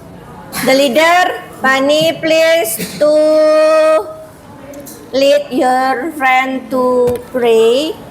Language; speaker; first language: English; non-native, fluent; Indonesian